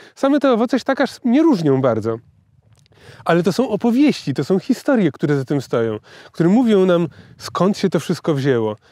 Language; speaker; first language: Polish; native; Polish